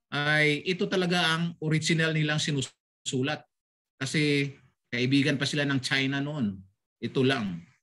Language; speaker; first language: English; non-native, local second language; Filipino